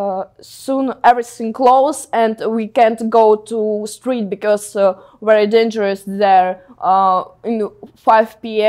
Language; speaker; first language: English; non-native, learner; Ukrainian